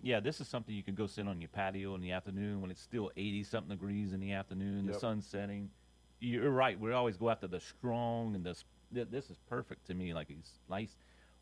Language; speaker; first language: English; native; English